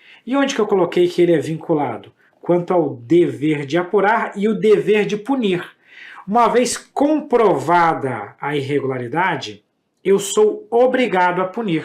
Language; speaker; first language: Portuguese; native; Portuguese